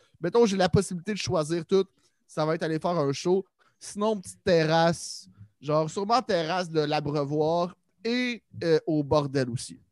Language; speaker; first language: French; native; French